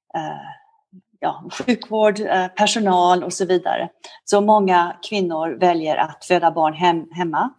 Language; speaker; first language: Swedish; early bilingual, heritage; Swedish